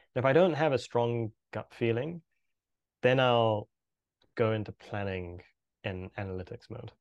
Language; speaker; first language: English; native; English